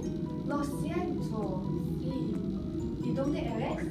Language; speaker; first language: Spanish; non-native, learner; Chinese